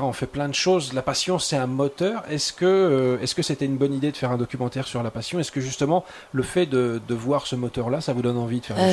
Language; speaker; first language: French; native; French